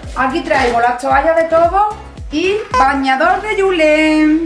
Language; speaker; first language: Spanish; native; Spanish